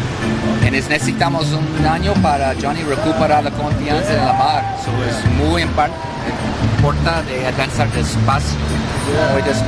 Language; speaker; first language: Spanish; non-native, learner; English